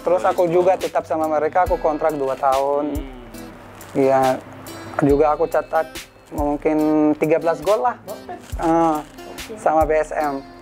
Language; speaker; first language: Indonesian; non-native, fluent; Arabic